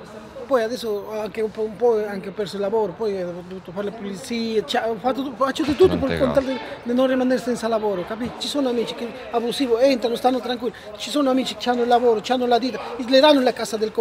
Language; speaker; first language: Italian; non-native, fluent; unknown